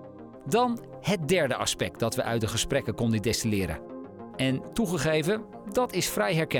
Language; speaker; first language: Dutch; native; Dutch